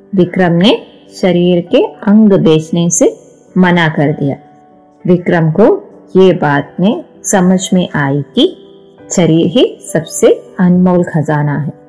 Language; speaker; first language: Hindi; non-native, local second language; Malayalam